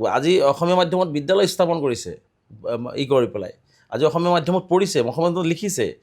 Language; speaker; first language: Assamese; non-native, local second language; Bangla